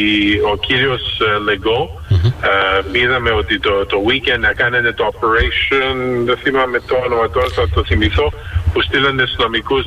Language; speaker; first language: Greek; early bilingual, heritage; Greek